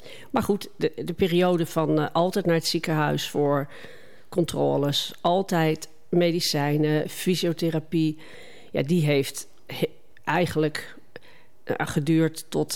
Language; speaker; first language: Dutch; native; Dutch